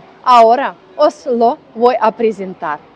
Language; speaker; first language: Spanish; non-native, fluent; Ukrainian